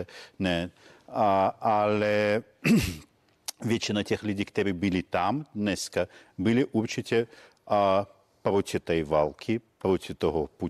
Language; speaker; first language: Czech; non-native, fluent; Russian